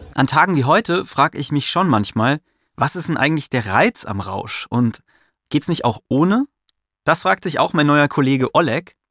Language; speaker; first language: German; native; German